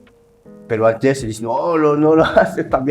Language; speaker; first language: Spanish; non-native, learner; French